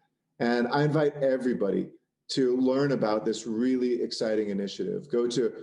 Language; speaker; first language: English; native; English